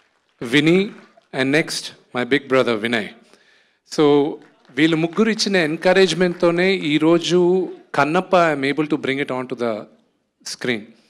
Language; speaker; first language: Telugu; native; Telugu